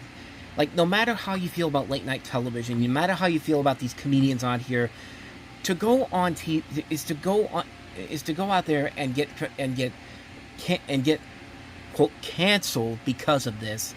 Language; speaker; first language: English; native; English